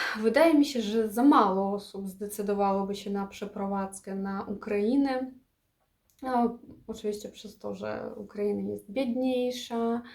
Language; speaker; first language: Polish; non-native, fluent; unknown